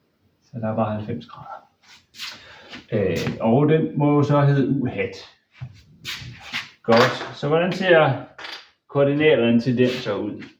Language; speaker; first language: Danish; native; Danish